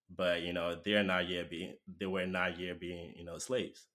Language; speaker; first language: English; non-native, local second language; Yoruba